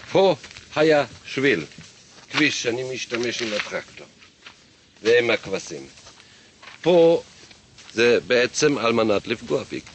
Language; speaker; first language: Hebrew; non-native, fluent; German